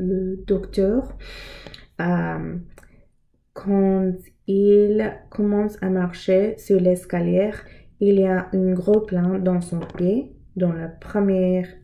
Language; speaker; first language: French; non-native, learner; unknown